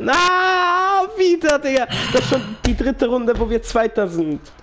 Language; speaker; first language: German; native; German